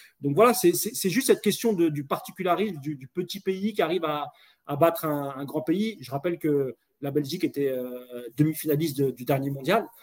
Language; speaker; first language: French; native; French